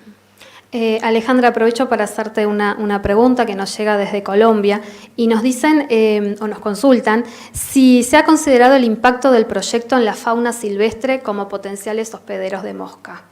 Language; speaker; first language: Spanish; native; Spanish